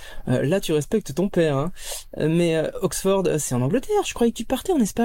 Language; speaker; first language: French; native; French